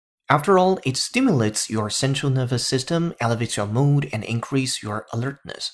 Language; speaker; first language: English; non-native, fluent; Chinese